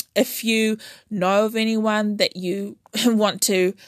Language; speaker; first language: English; native; English